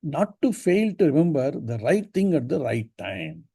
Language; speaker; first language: English; non-native, local second language; Kannada